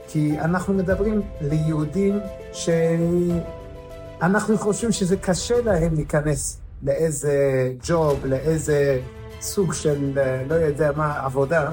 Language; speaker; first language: Hebrew; non-native, fluent; English